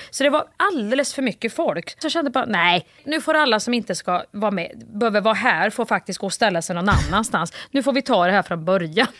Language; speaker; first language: Swedish; native; Swedish